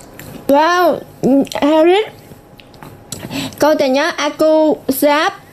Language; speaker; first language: Indonesian; non-native, learner; Vietnamese